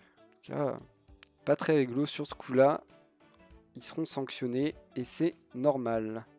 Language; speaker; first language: French; native; French